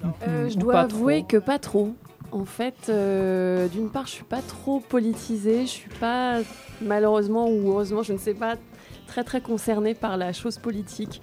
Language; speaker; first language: French; native; French